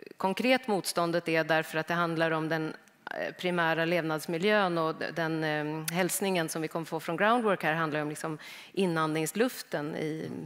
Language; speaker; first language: Swedish; native; Swedish